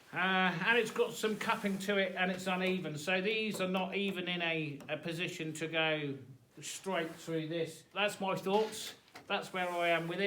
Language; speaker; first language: English; native; English